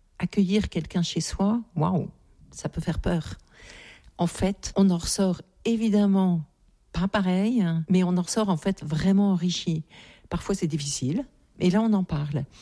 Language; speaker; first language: French; native; French